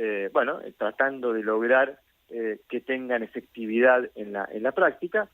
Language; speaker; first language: Spanish; native; Spanish